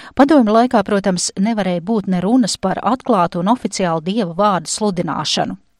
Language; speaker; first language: Latvian; native; Latvian